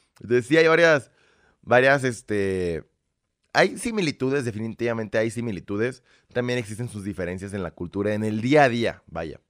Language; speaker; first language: Spanish; early bilingual, other home language; Russian